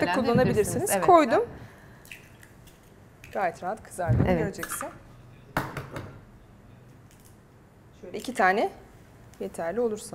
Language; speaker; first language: Turkish; native; Turkish